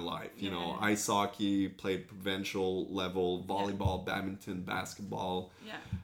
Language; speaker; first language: English; non-native, fluent; French